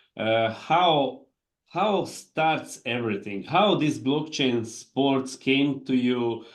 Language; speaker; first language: English; non-native, fluent; Hungarian